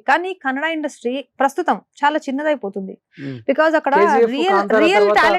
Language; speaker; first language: Telugu; non-native, local second language; Kannada